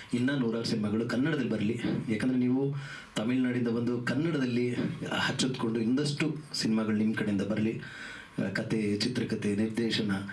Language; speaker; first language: Kannada; native; Kannada